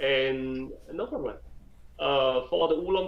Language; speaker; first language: English; non-native, learner; Chinese